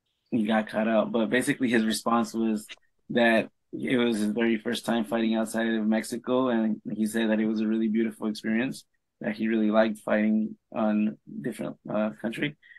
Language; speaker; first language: English; early bilingual, other home language; Spanish